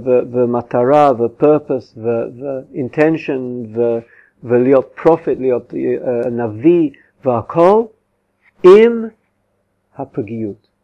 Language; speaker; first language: Hebrew; non-native, fluent; English